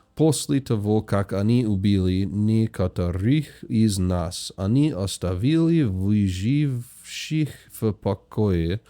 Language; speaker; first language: Russian; non-native, learner; English